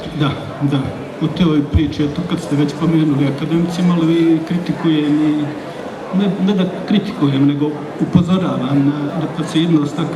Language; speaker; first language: Bosnian; native; Bosnian